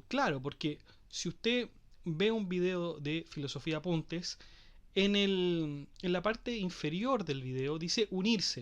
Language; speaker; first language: Spanish; native; Spanish